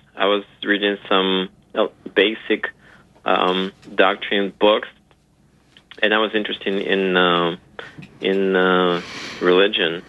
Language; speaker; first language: English; non-native, fluent; Ukrainian